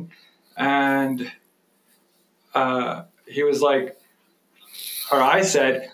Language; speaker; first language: English; native; English